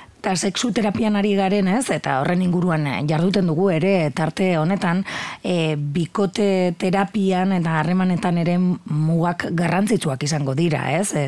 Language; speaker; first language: Basque; native; Basque